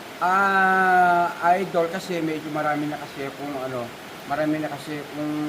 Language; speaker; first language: Filipino; native; Filipino